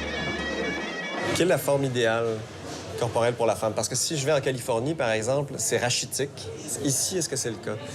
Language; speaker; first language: French; native; French